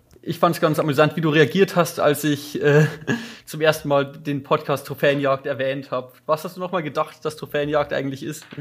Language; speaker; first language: German; native; German